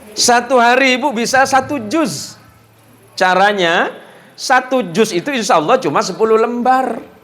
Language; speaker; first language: Indonesian; native; Indonesian